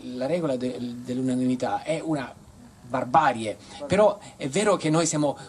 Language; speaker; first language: Italian; native; Italian